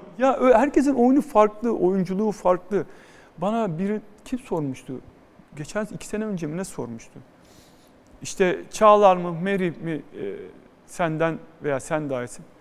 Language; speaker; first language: Turkish; native; Turkish